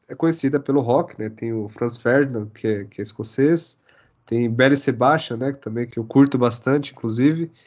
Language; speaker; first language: Portuguese; native; Portuguese